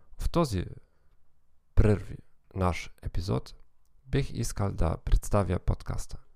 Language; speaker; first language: Bulgarian; non-native, learner; German